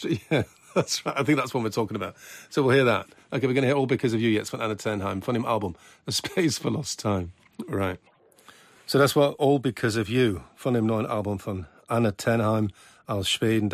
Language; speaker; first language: English; native; English